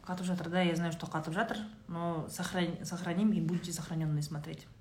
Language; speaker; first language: Russian; non-native, local second language; Kazakh